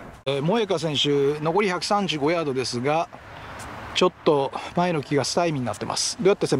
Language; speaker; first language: Japanese; native; Japanese